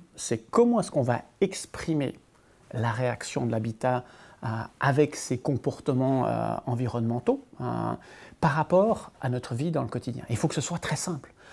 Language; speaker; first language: French; native; French